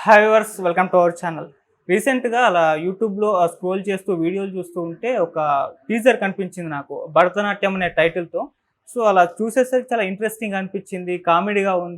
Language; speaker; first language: Telugu; native; Telugu